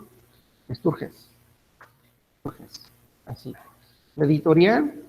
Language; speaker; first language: Spanish; native; Spanish